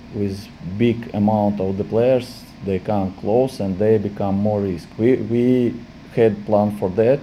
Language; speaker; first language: English; non-native, fluent; Latvian